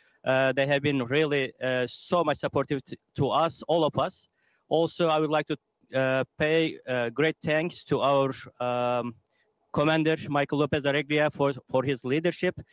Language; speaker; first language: English; non-native, fluent; Turkish